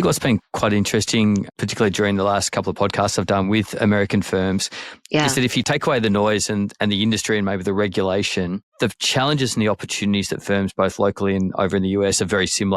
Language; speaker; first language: English; native; English